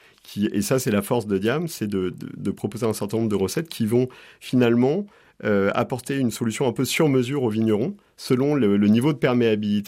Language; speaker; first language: French; native; French